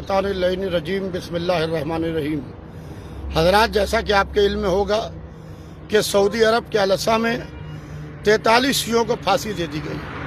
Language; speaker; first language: Urdu; native; Urdu